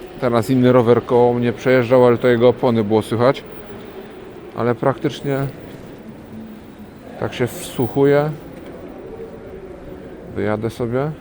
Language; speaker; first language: Polish; native; Polish